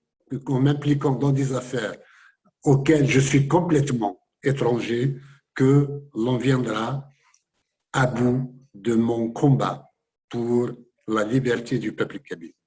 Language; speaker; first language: French; non-native, local second language; Kabyle